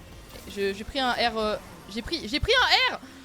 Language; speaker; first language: French; native; French